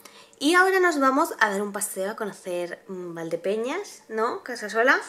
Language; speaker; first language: Spanish; native; Spanish